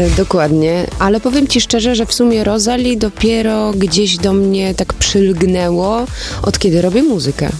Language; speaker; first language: Polish; early bilingual, heritage; Polish